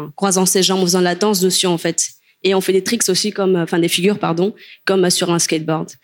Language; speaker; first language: French; non-native, fluent; Kabuverdianu